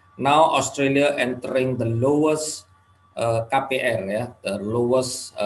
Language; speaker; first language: English; non-native, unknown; Indonesian